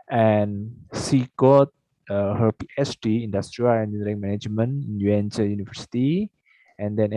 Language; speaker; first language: English; non-native, fluent; Indonesian